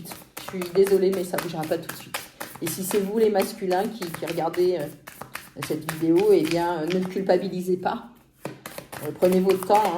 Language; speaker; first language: French; native; French